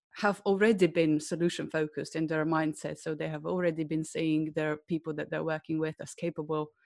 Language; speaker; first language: English; non-native, fluent; Slovenian